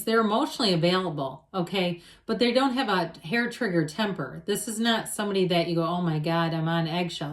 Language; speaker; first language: English; native; English